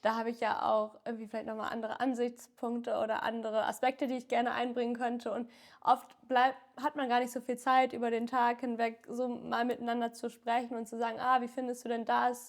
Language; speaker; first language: German; native; German